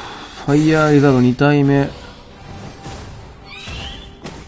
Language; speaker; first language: Japanese; native; Japanese